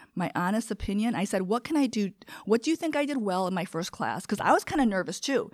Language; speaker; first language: English; early bilingual, other home language; Korean